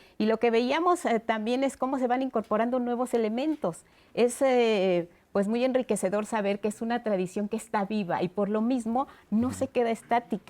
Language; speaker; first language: Spanish; native; Spanish